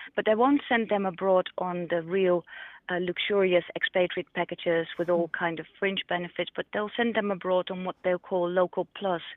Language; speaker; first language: English; non-native, fluent; Dutch